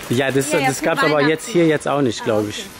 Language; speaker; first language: German; native; German